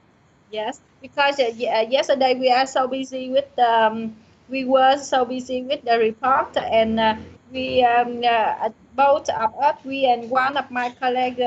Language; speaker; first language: English; non-native, learner; Vietnamese